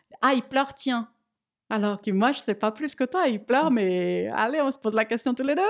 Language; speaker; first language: French; non-native, fluent; Portuguese